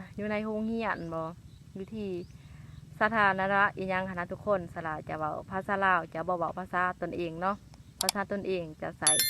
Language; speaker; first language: Lao; non-native, local second language; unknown